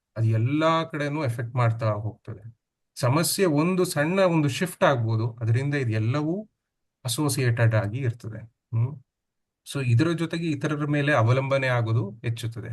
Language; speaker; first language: Kannada; native; Kannada